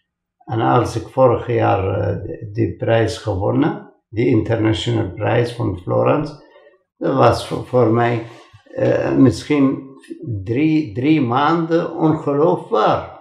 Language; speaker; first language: Dutch; non-native, fluent; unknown